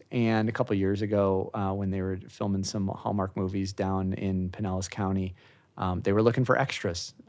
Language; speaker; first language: English; native; English